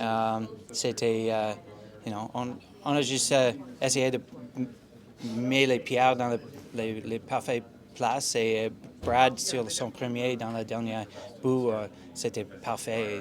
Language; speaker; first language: French; non-native, local second language; English